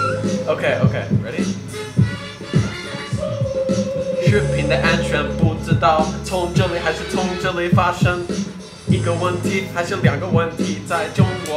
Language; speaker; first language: Chinese; non-native, fluent; English